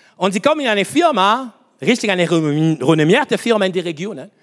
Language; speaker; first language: German; non-native, learner; Lingala